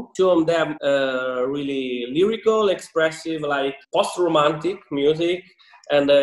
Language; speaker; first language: English; non-native, fluent; Italian